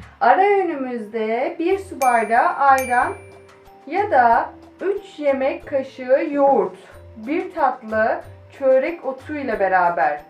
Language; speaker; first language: Turkish; native; Turkish